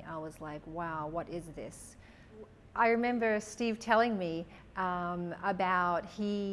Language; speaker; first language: English; native; English